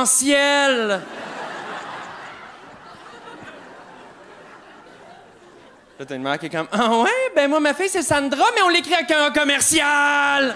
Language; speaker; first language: French; native; French